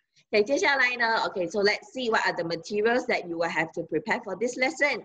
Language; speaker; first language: English; non-native, local second language; Chinese